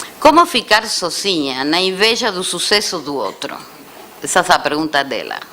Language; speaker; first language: Portuguese; non-native, fluent; Spanish